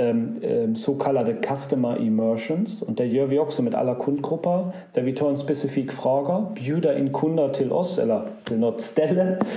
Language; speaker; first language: Swedish; non-native, fluent; German